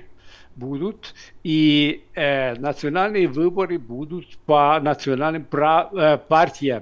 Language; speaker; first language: Russian; non-native, fluent; Hungarian